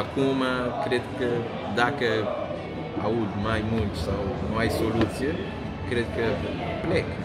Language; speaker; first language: Romanian; non-native, learner; Kabuverdianu